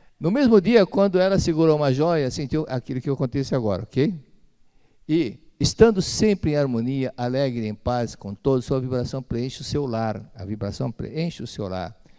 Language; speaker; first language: Portuguese; native; Portuguese